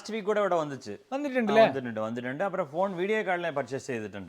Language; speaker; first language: Malayalam; non-native, local second language; Tamil